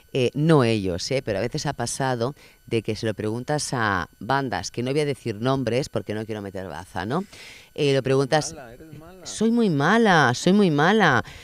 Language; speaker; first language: Spanish; non-native, local second language; Catalan